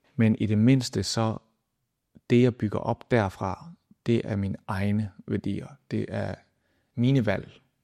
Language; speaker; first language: Danish; native; Danish